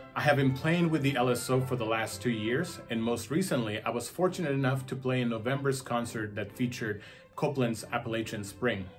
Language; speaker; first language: English; non-native, fluent; Spanish